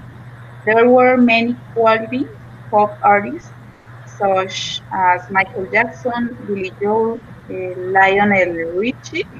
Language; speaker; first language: English; non-native, learner; Spanish